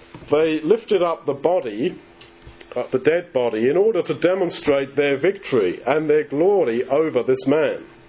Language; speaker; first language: English; native; English